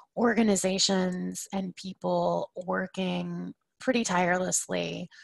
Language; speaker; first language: English; native; English